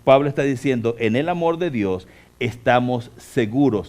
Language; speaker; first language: Spanish; native; Spanish